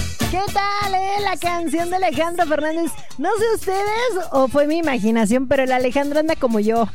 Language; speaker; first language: Spanish; native; Spanish